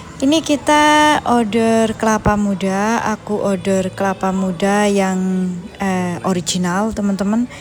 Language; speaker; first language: Indonesian; native; Indonesian